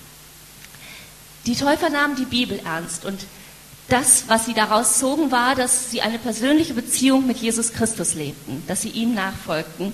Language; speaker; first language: German; native; German